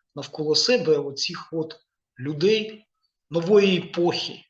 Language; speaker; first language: Ukrainian; non-native, local second language; Russian